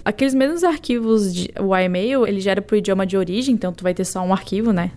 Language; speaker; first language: Portuguese; native; Portuguese